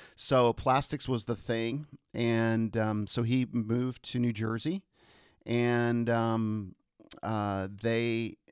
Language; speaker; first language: English; early bilingual, other home language; German